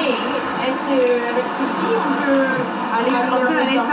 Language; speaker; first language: French; non-native, learner; English